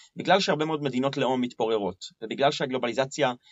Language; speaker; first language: Hebrew; native; Hebrew